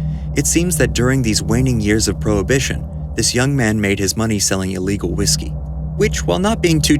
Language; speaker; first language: English; native; English